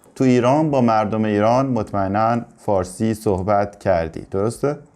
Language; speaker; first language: Persian; native; Persian